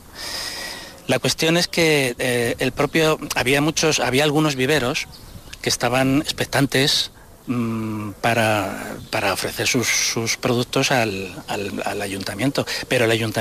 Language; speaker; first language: Spanish; native; Spanish